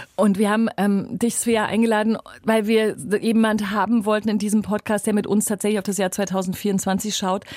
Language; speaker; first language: German; native; German